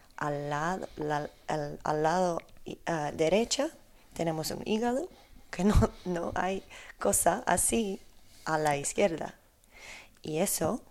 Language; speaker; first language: Spanish; non-native, learner; Polish